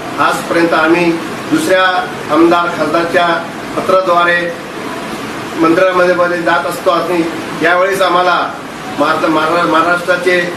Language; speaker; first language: Marathi; non-native, local second language; Lambadi